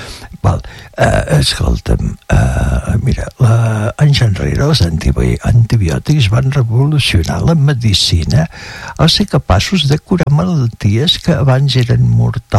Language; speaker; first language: Catalan; native; Catalan